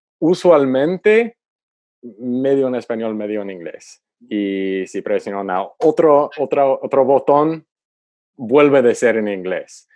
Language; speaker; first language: Spanish; non-native, fluent; English